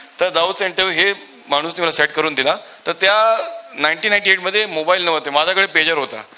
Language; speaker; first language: Marathi; non-native, local second language; Urdu